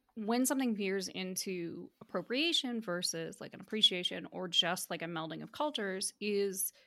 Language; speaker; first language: English; native; English